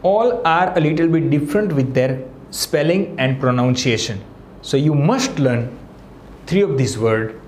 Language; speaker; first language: English; non-native, local second language; Gujarati